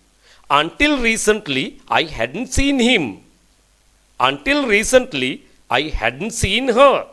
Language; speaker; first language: English; non-native, local second language; Sinhala